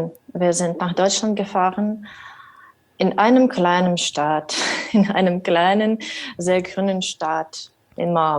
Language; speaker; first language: German; non-native, learner; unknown